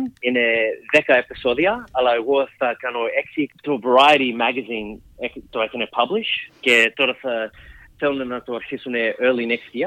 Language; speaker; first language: Greek; early bilingual, heritage; Greek